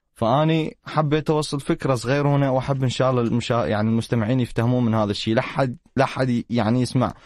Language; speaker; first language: Arabic; native; Arabic